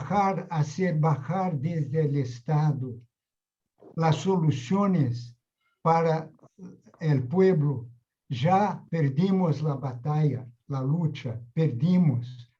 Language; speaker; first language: Spanish; non-native, fluent; Portuguese